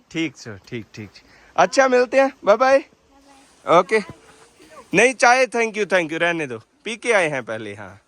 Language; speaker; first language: Hindi; non-native, local second language; Punjabi